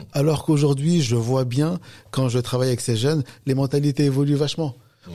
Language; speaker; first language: French; native; French